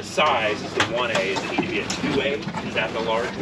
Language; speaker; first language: English; native; English